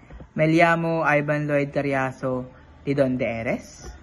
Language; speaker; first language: Spanish; non-native, learner; Filipino